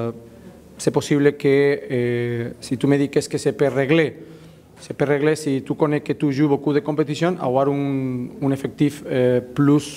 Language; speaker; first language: French; non-native, learner; Spanish